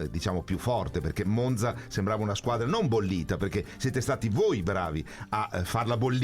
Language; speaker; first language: Italian; native; Italian